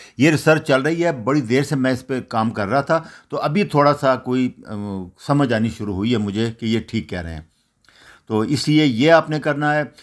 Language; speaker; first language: Urdu; non-native, local second language; Punjabi